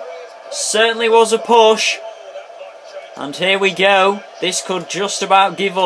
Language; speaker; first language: English; native; English